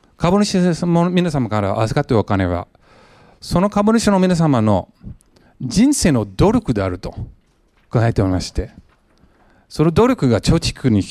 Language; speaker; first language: Japanese; non-native, fluent; English